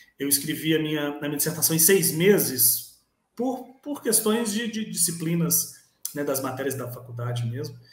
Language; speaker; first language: Portuguese; native; Portuguese